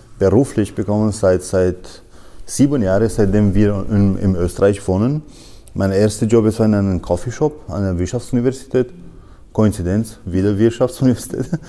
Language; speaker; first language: German; non-native, fluent; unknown